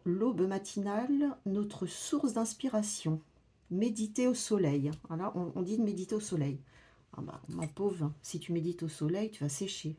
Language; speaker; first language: French; native; French